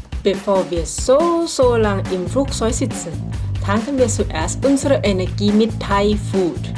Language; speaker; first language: German; non-native, learner; Thai